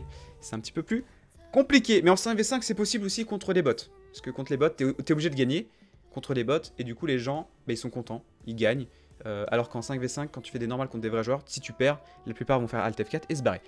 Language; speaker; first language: French; native; French